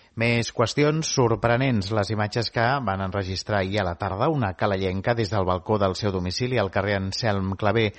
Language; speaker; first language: Catalan; native; Catalan